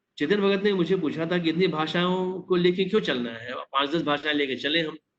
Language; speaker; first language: Hindi; non-native, local second language; Maithili